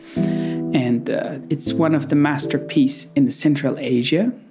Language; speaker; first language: English; non-native, fluent; Persian